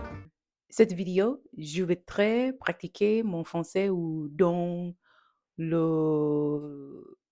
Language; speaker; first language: French; non-native, learner; English